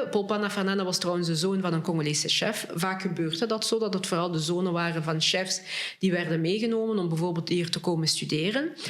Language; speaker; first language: Dutch; early bilingual, other home language; Lingala